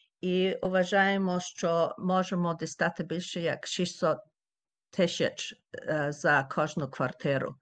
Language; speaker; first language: Ukrainian; early bilingual, heritage; Ukrainian